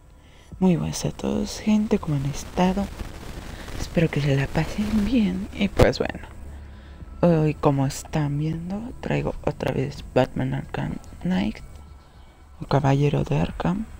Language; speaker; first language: Spanish; native; Spanish